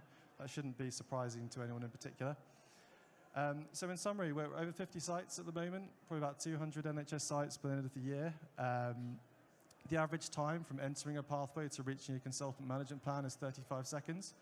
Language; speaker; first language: English; native; English